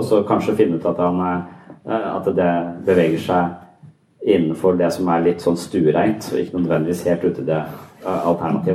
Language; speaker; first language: Norwegian; native; Norwegian